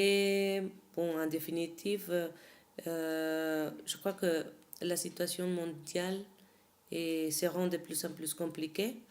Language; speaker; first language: French; non-native, fluent; Spanish